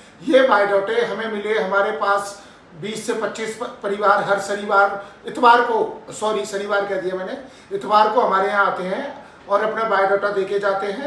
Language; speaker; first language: Hindi; native; Hindi